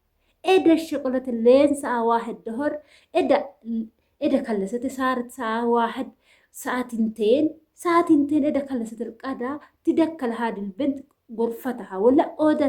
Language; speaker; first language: Arabic; non-native, learner; Oromo